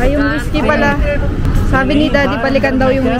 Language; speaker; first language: Filipino; native; Filipino